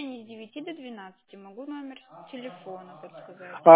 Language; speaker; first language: Russian; native; Russian